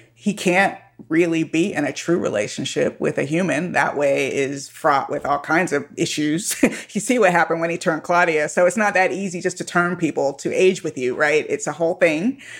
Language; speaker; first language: English; native; English